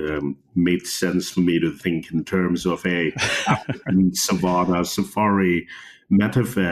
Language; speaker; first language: English; native; English